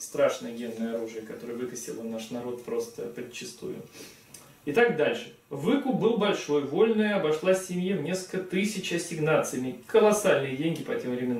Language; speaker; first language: Russian; native; Russian